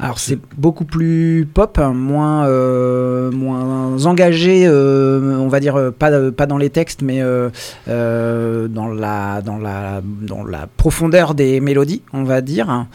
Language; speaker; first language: French; native; French